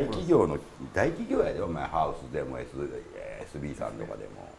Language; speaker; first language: Japanese; native; Japanese